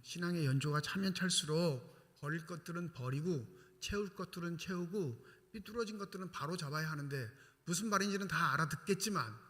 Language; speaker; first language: Korean; native; Korean